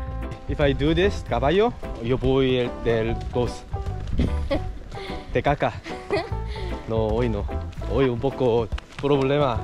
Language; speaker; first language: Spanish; non-native, learner; Korean